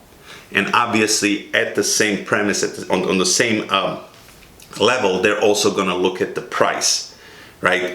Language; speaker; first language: English; native; English